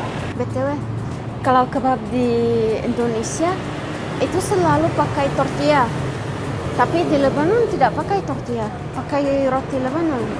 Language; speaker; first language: Indonesian; non-native, fluent; Arabic